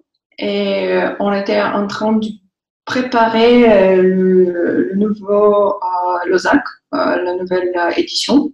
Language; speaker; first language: French; non-native, fluent; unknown